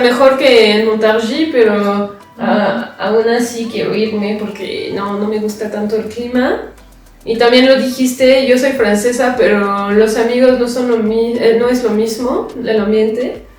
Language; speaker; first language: Spanish; non-native, fluent; French